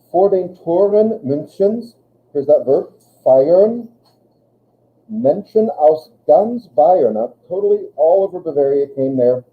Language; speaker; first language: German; non-native, fluent; English